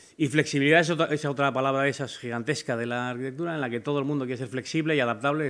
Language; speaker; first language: Spanish; native; Spanish